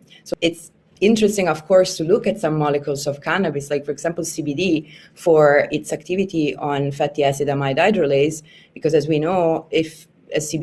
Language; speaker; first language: English; non-native, fluent; Italian